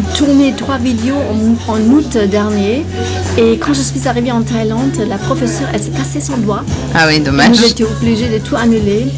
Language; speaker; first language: French; non-native, fluent; German